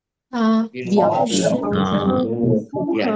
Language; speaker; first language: Chinese; non-native, learner; Sinhala